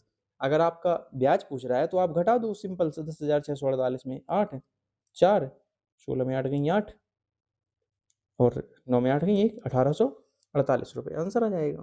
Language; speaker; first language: Hindi; native; Hindi